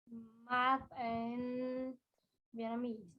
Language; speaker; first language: English; non-native, learner; Vietnamese